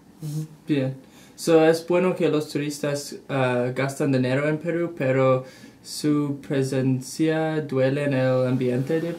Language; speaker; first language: Spanish; non-native, learner; English